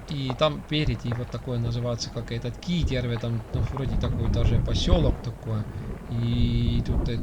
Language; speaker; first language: Russian; non-native, local second language; Estonian